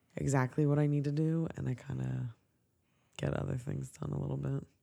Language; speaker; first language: English; native; English